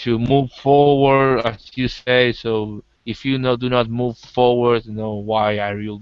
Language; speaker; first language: English; non-native, learner; Spanish